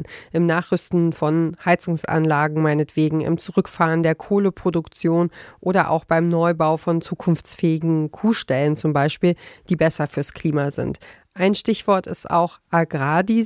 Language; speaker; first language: German; native; German